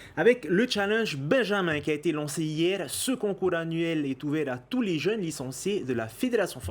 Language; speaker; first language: French; native; French